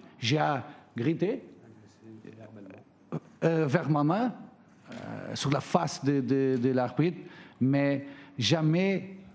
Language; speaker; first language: French; non-native, fluent; Portuguese